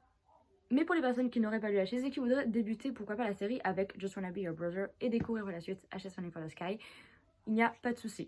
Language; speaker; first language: French; native; French